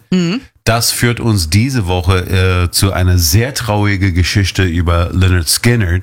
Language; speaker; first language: German; non-native, fluent; English